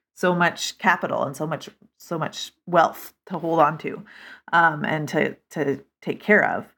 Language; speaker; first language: English; native; English